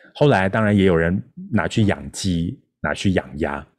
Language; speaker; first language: Chinese; non-native, local second language; Min Nan Chinese